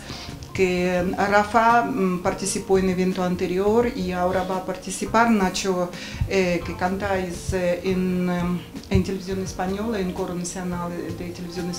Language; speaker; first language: Spanish; non-native, fluent; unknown